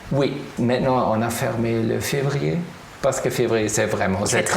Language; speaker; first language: French; non-native, fluent; German